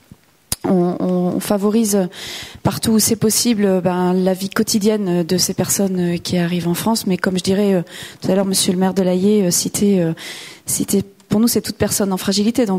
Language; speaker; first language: French; native; French